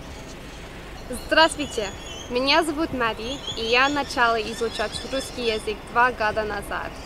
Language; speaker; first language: Russian; non-native, learner; English